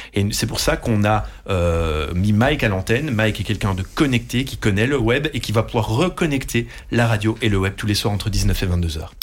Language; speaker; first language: French; non-native, local second language; Dutch